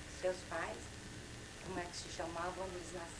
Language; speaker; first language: Portuguese; native; Portuguese